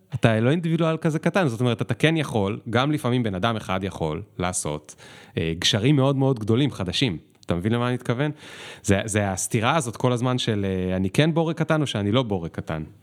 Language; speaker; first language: Hebrew; native; Hebrew